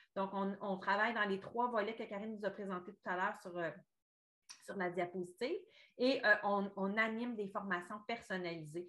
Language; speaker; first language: French; native; French